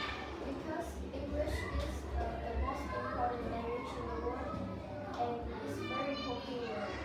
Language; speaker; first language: English; non-native, learner; Vietnamese